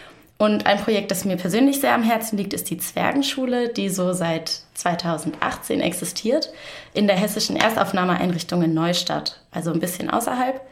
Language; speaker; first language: German; native; German